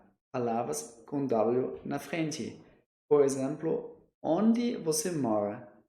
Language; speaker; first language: Portuguese; non-native, fluent; German